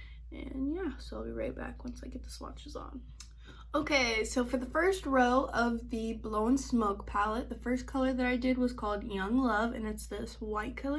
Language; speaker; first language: English; native; English